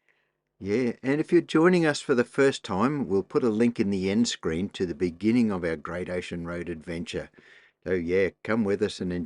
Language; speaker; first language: English; native; English